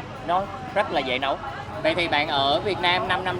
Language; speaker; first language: Vietnamese; native; Vietnamese